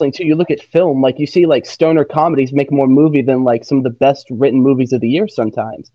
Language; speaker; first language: English; native; English